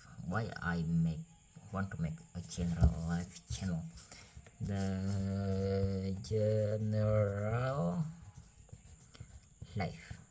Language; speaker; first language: English; non-native, learner; Indonesian